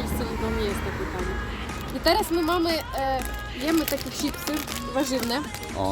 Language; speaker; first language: Polish; non-native, fluent; Ukrainian